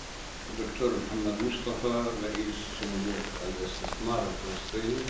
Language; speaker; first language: Arabic; native; Arabic